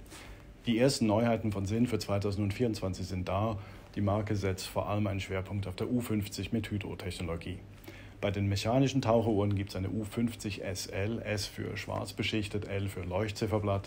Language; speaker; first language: German; native; German